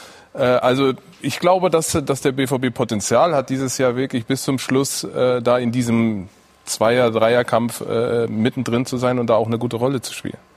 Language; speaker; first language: German; native; German